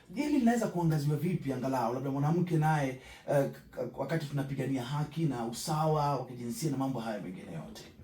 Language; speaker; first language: Swahili; native; Swahili